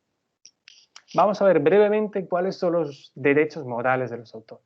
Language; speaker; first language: Spanish; native; Spanish